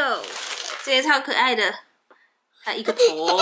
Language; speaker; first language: Chinese; native; Chinese